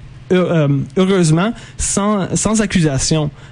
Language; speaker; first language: French; native; French